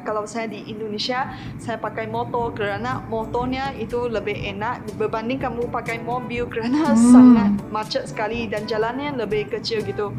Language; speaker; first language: Indonesian; non-native, fluent; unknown